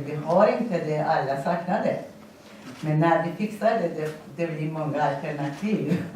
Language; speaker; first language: Swedish; non-native, learner; Persian